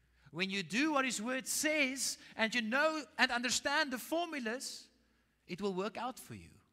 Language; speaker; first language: English; non-native, local second language; Afrikaans